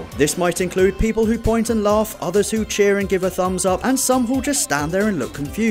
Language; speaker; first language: English; native; English